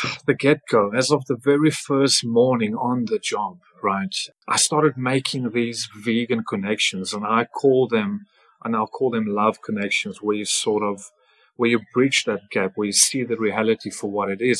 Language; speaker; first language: English; non-native, local second language; Afrikaans